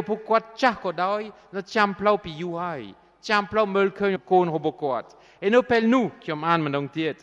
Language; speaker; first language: Khmer; non-native, fluent; French